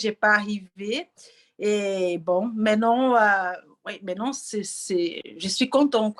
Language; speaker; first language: French; non-native, learner; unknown